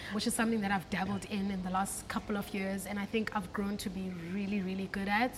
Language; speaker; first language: English; non-native, local second language; Xhosa